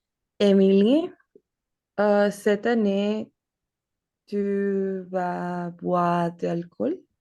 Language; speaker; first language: French; non-native, learner; Spanish